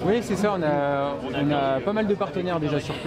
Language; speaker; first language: French; native; French